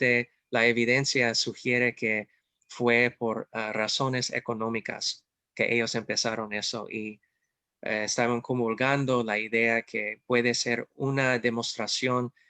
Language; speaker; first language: Spanish; non-native, fluent; English